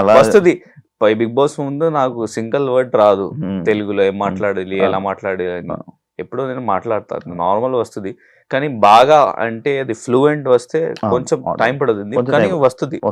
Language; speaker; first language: Telugu; non-native, learner; Hindi